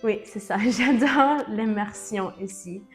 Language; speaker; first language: French; non-native, learner; English